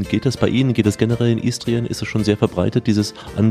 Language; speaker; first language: German; native; German